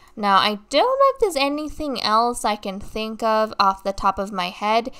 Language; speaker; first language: English; native; English